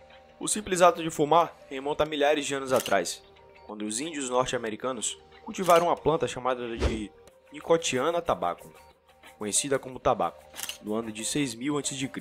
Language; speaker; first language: Portuguese; native; Portuguese